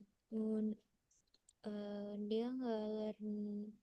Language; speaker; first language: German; non-native, learner; Indonesian